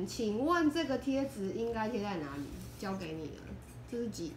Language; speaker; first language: Chinese; native; Chinese